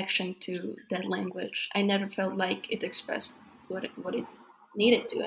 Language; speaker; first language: English; non-native, fluent; Slovak